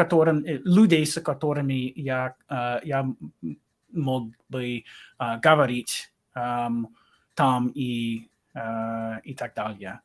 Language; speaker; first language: Russian; non-native, learner; English